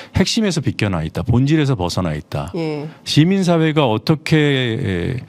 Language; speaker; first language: Korean; native; Korean